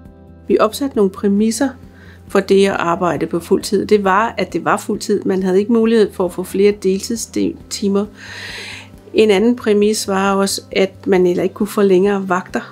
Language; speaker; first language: Danish; native; Danish